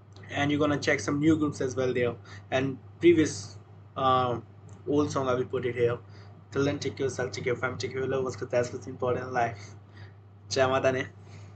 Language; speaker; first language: English; non-native, local second language; Hindi